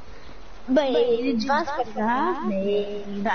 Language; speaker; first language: French; native; French